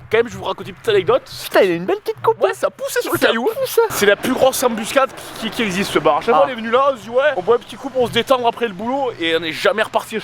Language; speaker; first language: French; native; French